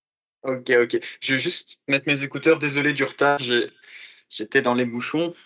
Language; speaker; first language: French; native; French